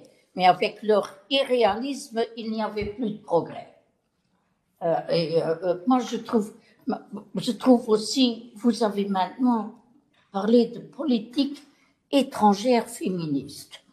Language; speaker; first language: French; non-native, local second language; Luxembourgish